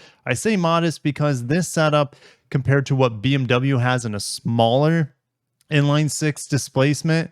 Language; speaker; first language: English; native; English